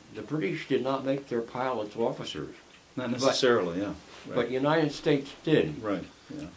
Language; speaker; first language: English; native; English